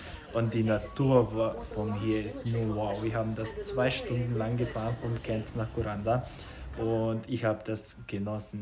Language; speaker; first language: German; non-native, fluent; Croatian